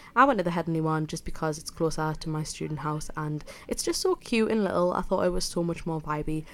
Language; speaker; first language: English; native; English